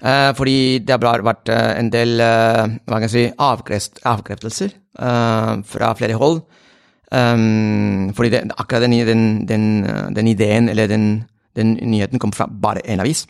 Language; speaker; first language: Norwegian; non-native, fluent; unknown